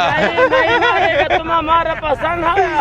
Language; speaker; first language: Hindi; non-native, learner; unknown